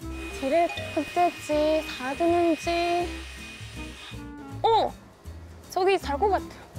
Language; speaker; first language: Korean; non-native, learner; Spanish